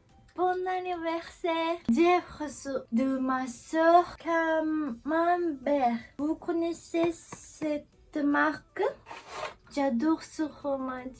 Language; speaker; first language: French; non-native, learner; Japanese